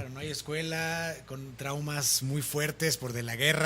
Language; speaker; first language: Spanish; native; Spanish